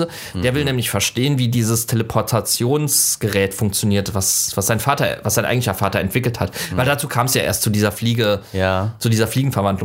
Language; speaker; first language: German; native; German